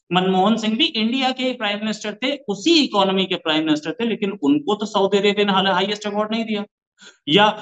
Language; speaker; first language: Hindi; native; Hindi